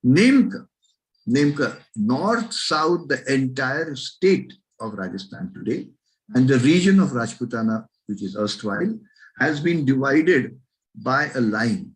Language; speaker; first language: English; non-native, local second language; Marathi